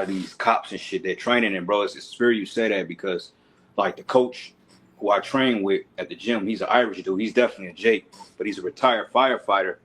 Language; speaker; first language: English; native; English